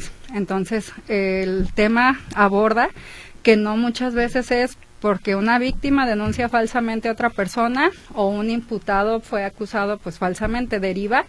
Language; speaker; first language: Spanish; native; Spanish